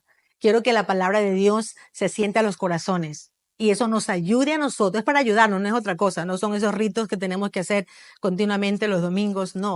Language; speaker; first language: Spanish; native; Spanish